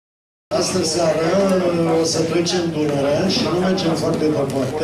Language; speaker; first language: Romanian; native; Romanian